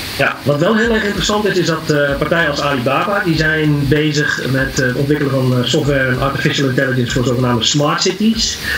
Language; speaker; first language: Dutch; native; Dutch